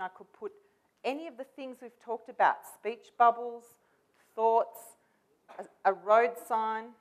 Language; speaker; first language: English; native; English